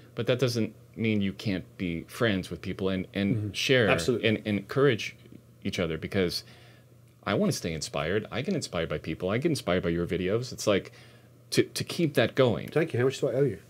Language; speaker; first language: English; native; English